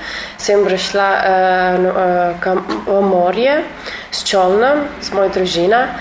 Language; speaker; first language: Slovenian; non-native, learner; Arabic